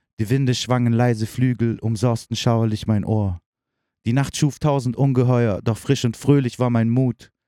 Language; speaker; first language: German; early bilingual, other home language; Turkish